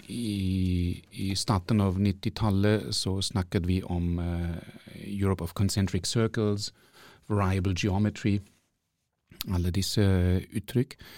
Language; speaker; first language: Norwegian; non-native, fluent; German